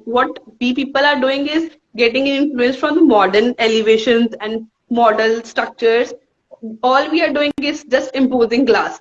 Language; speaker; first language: English; non-native, local second language; Punjabi